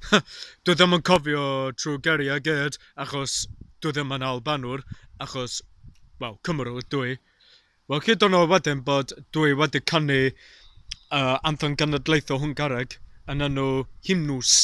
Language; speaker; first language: Welsh; non-native, learner; English